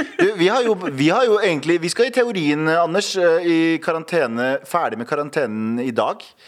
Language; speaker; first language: Norwegian; early bilingual, other home language; Kurdish